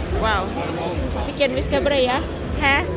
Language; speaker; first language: Swedish; non-native, learner; Thai